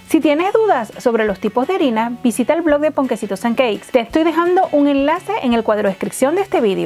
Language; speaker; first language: Spanish; native; Spanish